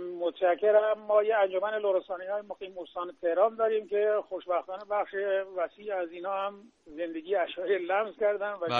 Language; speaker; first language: Persian; native; Persian